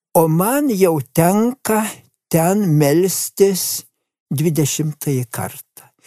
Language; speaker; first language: Lithuanian; native; Lithuanian